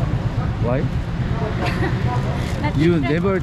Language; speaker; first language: English; non-native, learner; Korean